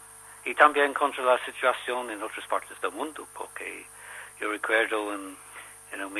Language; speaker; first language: Spanish; non-native, learner; English